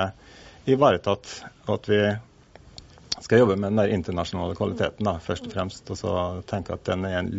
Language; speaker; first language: Norwegian; native; Norwegian